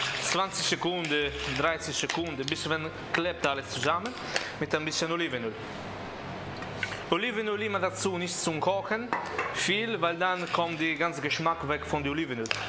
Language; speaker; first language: German; non-native, learner; Italian